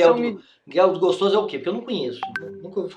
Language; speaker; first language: Portuguese; native; Portuguese